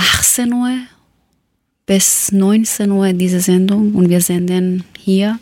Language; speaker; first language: German; non-native, learner; Persian